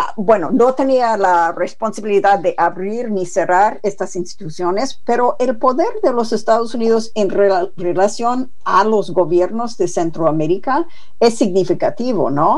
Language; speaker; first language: Spanish; non-native, fluent; English